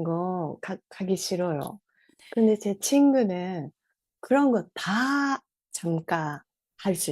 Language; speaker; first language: Korean; non-native, fluent; Japanese